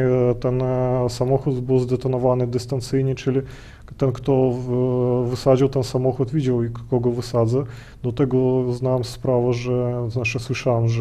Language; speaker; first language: Polish; non-native, fluent; Belarusian